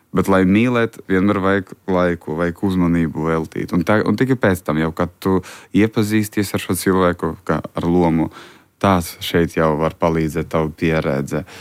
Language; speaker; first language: Latvian; non-native, local second language; Russian